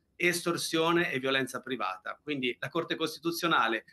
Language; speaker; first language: Italian; native; Italian